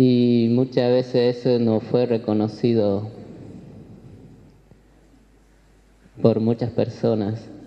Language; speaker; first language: Spanish; non-native, local second language; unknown